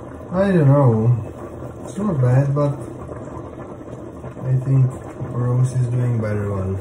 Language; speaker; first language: English; non-native, fluent; Czech